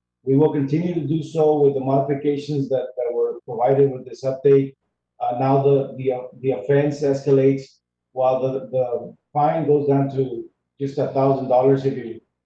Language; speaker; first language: English; early bilingual, other home language; Spanish